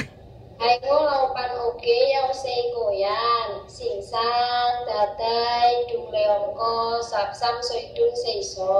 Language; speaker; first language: Cantonese; non-native, learner; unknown